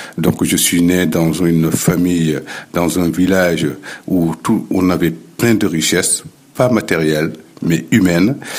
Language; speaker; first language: French; non-native, local second language; Fula